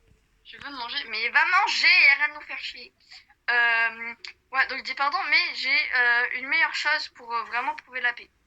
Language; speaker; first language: French; native; French